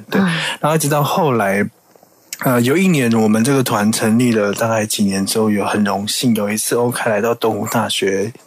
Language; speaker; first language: Chinese; native; Chinese